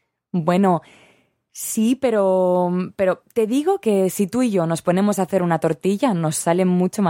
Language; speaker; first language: Spanish; native; Spanish